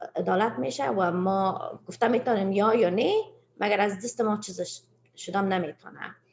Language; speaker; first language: Persian; early bilingual, heritage; Persian